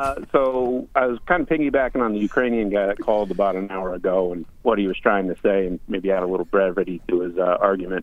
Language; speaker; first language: English; non-native, fluent; Ukrainian